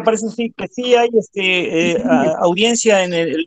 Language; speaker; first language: Spanish; native; Spanish